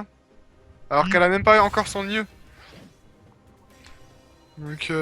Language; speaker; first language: French; native; French